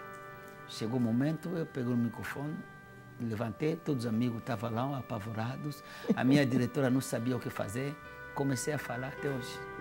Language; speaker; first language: Portuguese; non-native, fluent; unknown